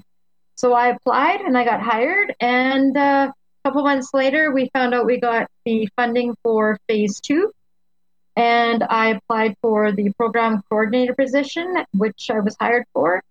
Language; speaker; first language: English; native; English